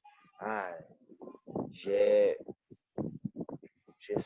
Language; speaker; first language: French; non-native, learner; Portuguese